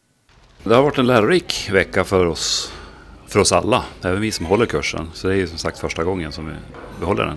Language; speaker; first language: Swedish; native; Swedish